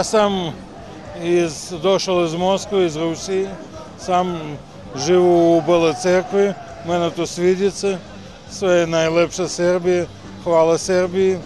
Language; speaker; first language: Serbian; non-native, learner; Russian